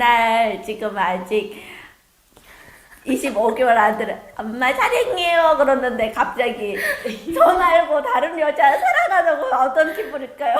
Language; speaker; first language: Korean; non-native, fluent; Khmer